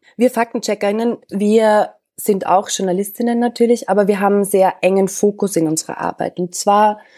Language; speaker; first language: German; native; German